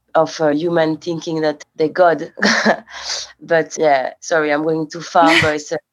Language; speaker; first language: English; non-native, fluent; French